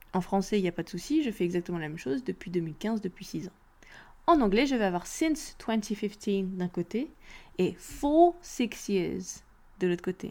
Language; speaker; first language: French; native; French